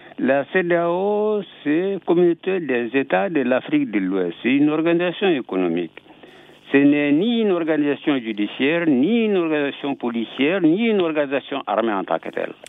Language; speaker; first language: French; non-native, local second language; Bambara